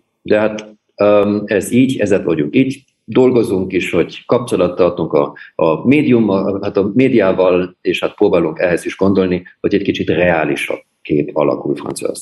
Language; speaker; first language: Hungarian; early bilingual, heritage; German